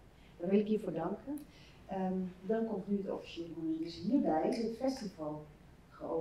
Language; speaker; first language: Dutch; native; Dutch